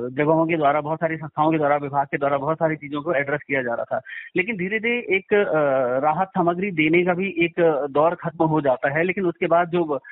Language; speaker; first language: Hindi; native; Hindi